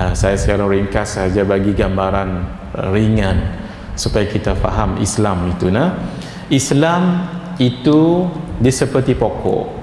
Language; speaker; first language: Malay; native; Malay